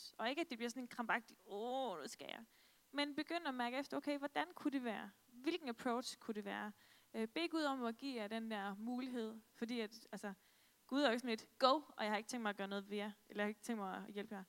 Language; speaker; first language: Danish; native; Danish